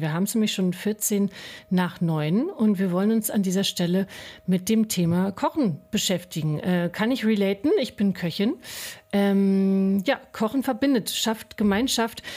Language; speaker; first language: German; native; German